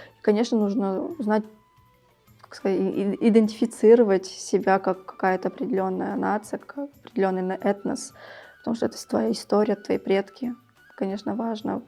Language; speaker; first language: Russian; early bilingual, other home language; Tajik